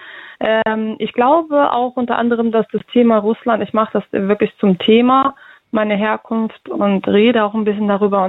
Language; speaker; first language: German; early bilingual, other home language; Russian